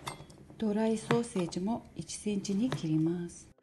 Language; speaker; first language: Japanese; non-native, fluent; Mongolian